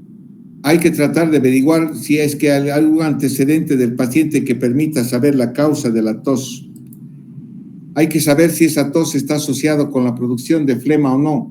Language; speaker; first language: Spanish; native; Spanish